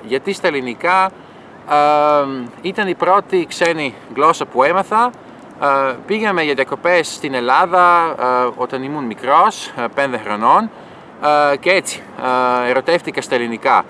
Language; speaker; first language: Greek; non-native, fluent; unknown